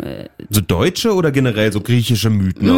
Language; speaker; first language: German; native; German